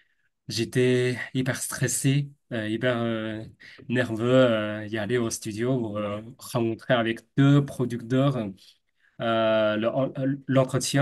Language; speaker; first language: French; non-native, fluent; Chinese